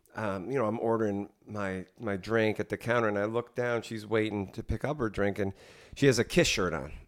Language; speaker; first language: English; native; English